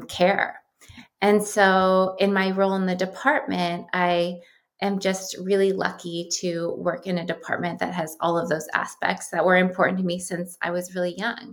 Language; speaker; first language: English; native; English